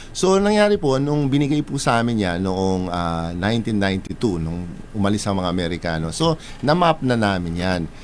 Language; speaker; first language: Filipino; non-native, local second language; Pampanga